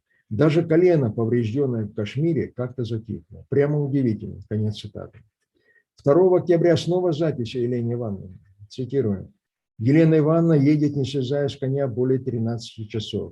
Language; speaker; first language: Russian; native; Russian